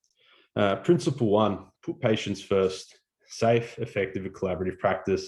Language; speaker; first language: English; native; English